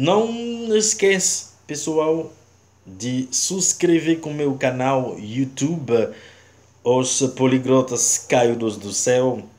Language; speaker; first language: Portuguese; non-native, learner; Haitian Creole